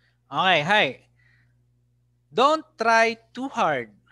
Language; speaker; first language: English; non-native, local second language; Filipino